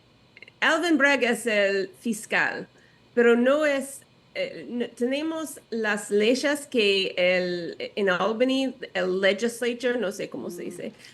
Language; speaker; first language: Spanish; non-native, learner; English